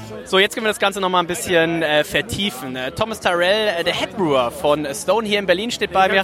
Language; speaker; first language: German; native; German